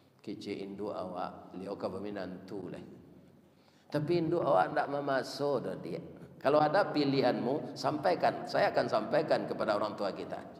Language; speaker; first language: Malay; non-native, local second language; Minangkabau